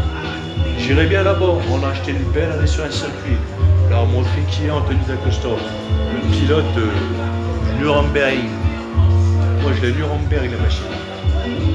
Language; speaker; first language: French; native; French